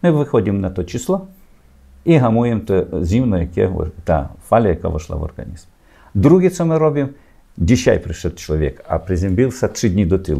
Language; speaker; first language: Polish; non-native, learner; Ukrainian